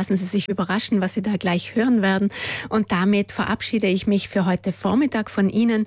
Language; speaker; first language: German; native; German